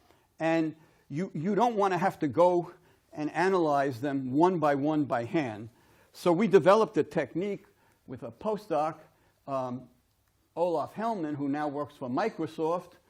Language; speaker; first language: English; native; English